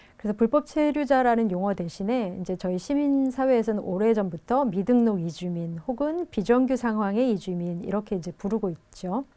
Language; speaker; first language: Korean; native; Korean